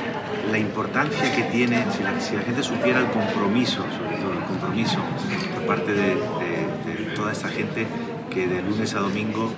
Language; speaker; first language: Spanish; native; Spanish